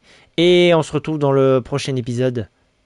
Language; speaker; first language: French; native; French